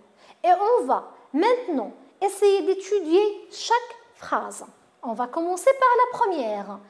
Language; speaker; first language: French; non-native, local second language; Arabic